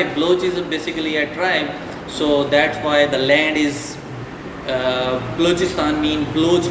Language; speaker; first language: English; non-native, fluent; Urdu